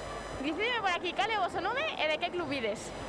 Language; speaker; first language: Galician; native; Galician